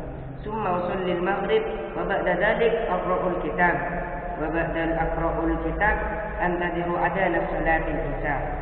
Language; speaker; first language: Arabic; non-native, learner; Indonesian